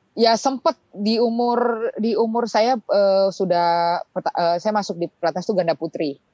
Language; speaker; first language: Indonesian; native; Indonesian